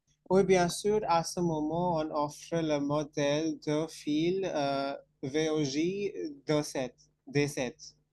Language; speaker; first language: French; non-native, fluent; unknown